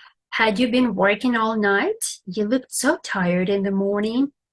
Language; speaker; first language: English; non-native, fluent; Ukrainian